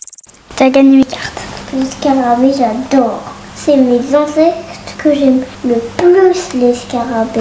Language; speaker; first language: French; native; French